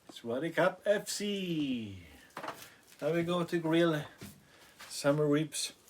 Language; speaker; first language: English; non-native, learner; Swedish